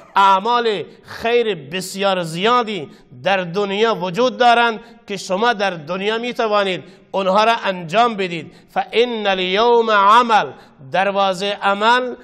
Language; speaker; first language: Persian; non-native, local second language; Baluchi